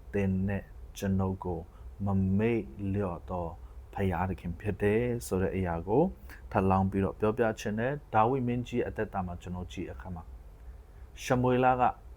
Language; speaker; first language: Burmese; non-native, local second language; Tedim Chin